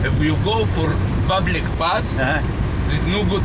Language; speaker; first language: English; non-native, learner; Arabic